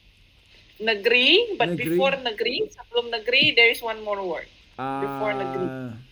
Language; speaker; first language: English; non-native, fluent; Indonesian